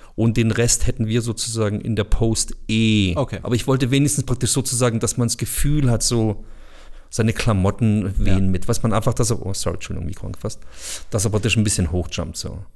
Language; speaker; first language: German; early bilingual, other home language; Bosnian